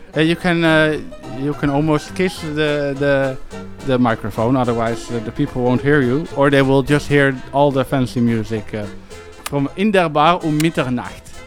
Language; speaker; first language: English; non-native, fluent; Dutch